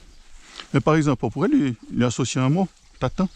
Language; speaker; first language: French; native; French